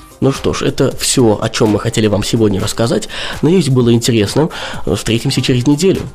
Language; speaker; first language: Russian; native; Russian